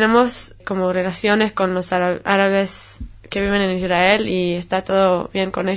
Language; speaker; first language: Spanish; non-native, fluent; Hebrew